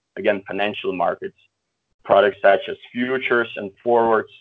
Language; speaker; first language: English; early bilingual, other home language; Russian